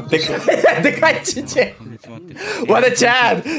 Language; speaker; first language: Japanese; native; Japanese